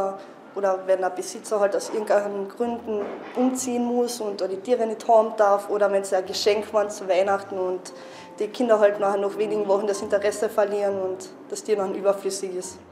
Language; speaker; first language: German; native; German